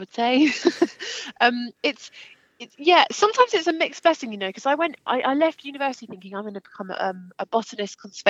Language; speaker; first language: English; native; English